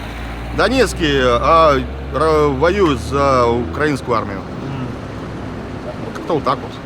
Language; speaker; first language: Russian; native; Russian